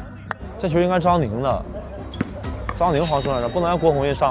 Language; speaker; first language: Chinese; native; Chinese